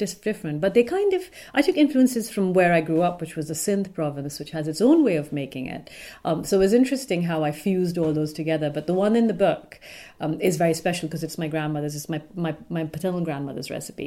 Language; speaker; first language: English; non-native, local second language; Urdu